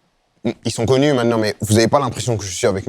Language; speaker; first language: French; native; French